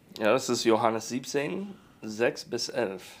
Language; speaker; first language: German; non-native, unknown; English